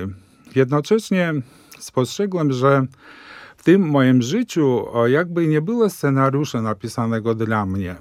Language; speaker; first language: Polish; non-native, fluent; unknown